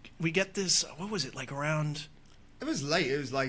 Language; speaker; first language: English; native; English